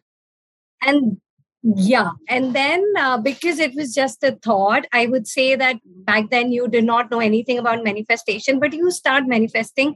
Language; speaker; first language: English; non-native, local second language; Punjabi